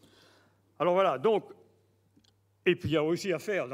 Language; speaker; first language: French; native; French